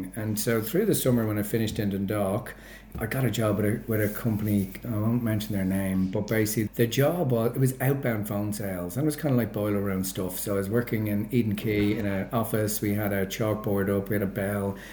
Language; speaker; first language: English; native; English